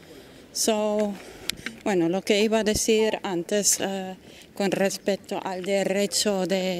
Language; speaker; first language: Spanish; non-native, fluent; German